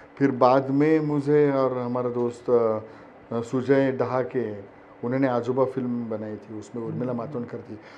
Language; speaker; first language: Hindi; non-native, local second language; Marathi